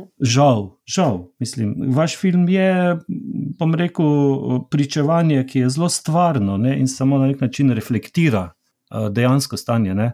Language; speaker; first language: Slovenian; native; Slovenian